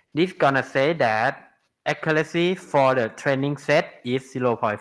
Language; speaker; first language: English; non-native, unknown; Thai